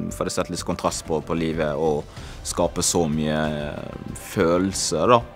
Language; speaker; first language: Norwegian; non-native, fluent; Swahili